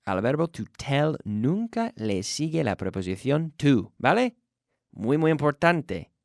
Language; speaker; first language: Spanish; non-native, fluent; English